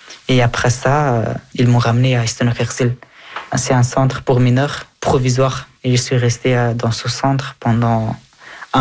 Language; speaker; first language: French; early bilingual, other home language; Persian